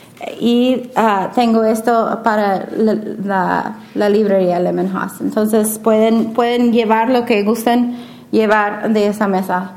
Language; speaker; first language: Spanish; non-native, fluent; English